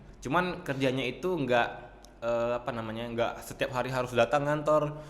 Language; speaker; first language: Indonesian; native; Indonesian